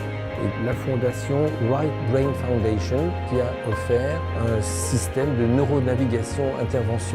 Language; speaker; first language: French; native; French